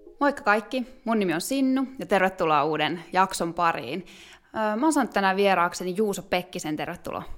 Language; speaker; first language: Finnish; native; Finnish